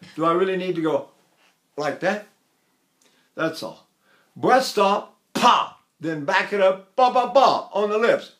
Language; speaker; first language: English; native; English